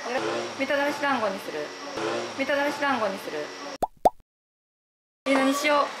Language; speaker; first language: Japanese; native; Japanese